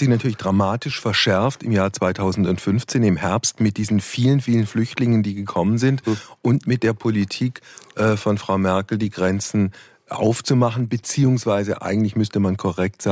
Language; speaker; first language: German; native; German